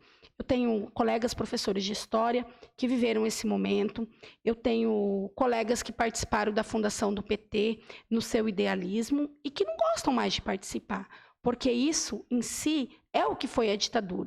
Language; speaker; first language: Portuguese; native; Portuguese